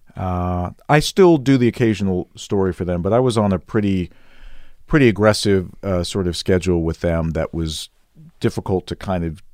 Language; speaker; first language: English; native; English